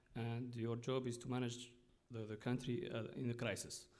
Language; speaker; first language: English; non-native, fluent; Arabic